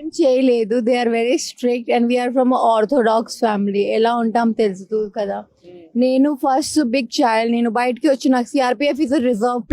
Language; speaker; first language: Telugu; non-native, local second language; Hindi